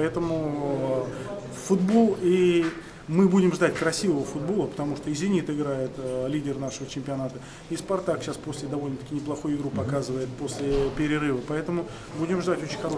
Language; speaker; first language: Russian; native; Russian